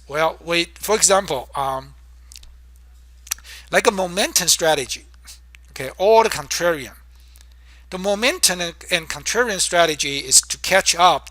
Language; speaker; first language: English; non-native, fluent; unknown